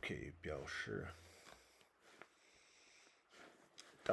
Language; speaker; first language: Chinese; non-native, learner; English